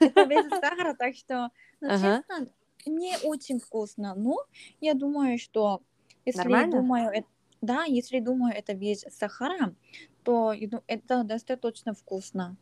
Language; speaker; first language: Russian; non-native, learner; Korean